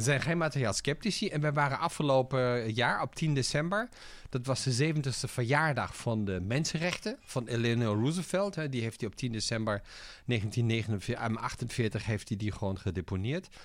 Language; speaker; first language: Dutch; non-native, fluent; German